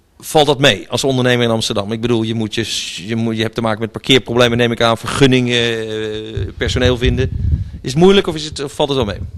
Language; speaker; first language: Dutch; native; Dutch